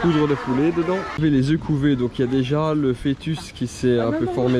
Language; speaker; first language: French; native; French